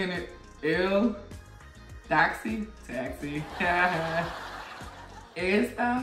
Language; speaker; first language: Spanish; non-native, learner; English